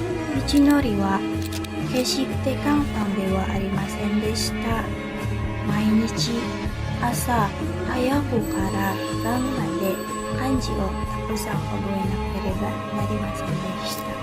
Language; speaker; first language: Japanese; non-native, learner; Indonesian